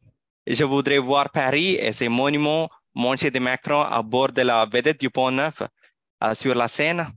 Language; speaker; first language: French; non-native, fluent; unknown